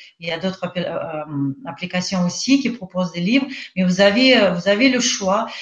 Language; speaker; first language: French; non-native, fluent; Russian